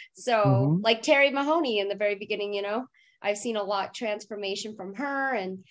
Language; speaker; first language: English; non-native, fluent; Russian